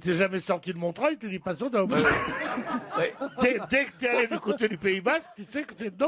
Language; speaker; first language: French; native; French